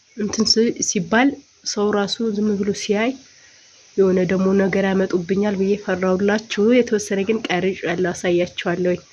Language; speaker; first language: Amharic; non-native, local second language; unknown